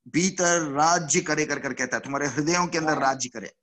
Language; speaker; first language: Hindi; non-native, local second language; Telugu